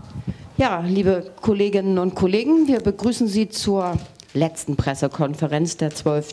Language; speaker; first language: German; native; German